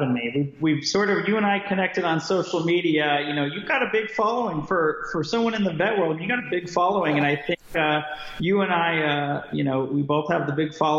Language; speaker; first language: English; native; English